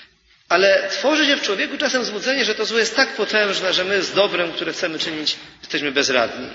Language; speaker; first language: Polish; native; Polish